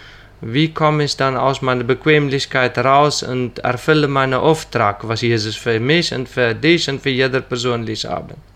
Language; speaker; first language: German; non-native, local second language; Plautdietsch